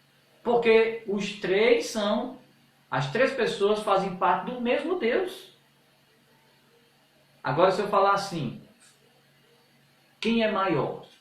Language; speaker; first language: Portuguese; native; Portuguese